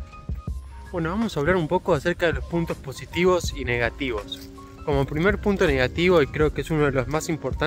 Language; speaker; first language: Spanish; native; Spanish